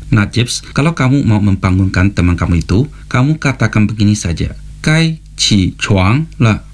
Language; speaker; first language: Malay; non-native, fluent; Chinese